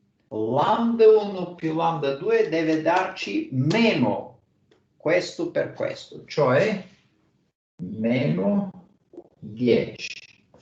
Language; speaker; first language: Italian; non-native, fluent; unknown